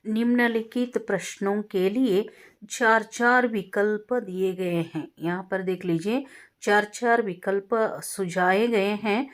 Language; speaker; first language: Hindi; non-native, local second language; Kannada